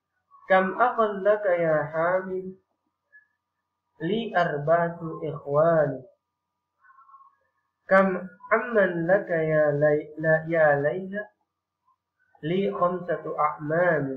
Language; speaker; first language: Arabic; non-native, fluent; Indonesian